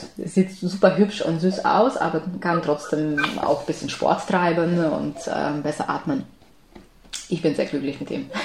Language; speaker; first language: German; non-native, fluent; Ukrainian